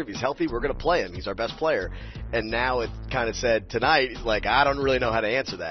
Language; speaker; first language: English; native; English